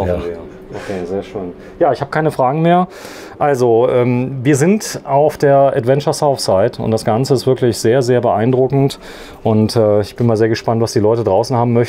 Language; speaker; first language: German; native; German